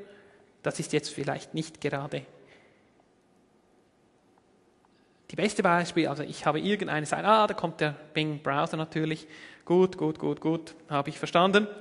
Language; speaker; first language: German; native; German